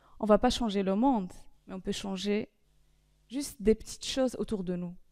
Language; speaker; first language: French; non-native, local second language; Arabic